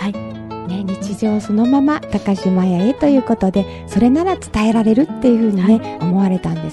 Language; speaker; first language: Japanese; native; Japanese